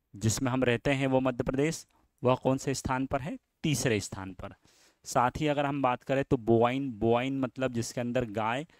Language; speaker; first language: Hindi; native; Hindi